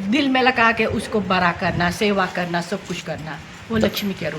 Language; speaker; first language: Hindi; early bilingual, heritage; Hindi